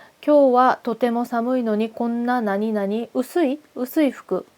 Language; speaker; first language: Japanese; non-native, fluent; Korean